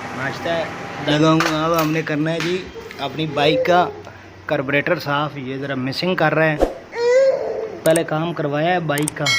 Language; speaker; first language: Urdu; non-native, local second language; Punjabi